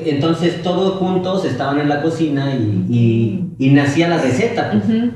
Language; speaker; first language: Spanish; non-native, fluent; Italian